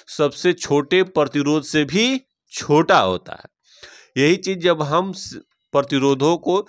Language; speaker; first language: Hindi; native; Hindi